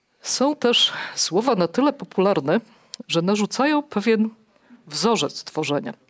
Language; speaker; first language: Polish; native; Polish